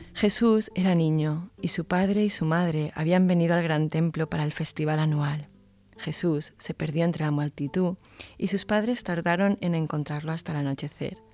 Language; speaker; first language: Spanish; native; Spanish